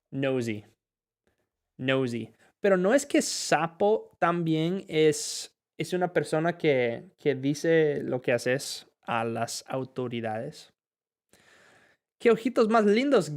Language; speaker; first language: Spanish; non-native, fluent; English